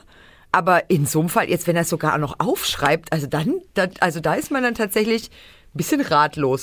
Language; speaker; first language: German; native; German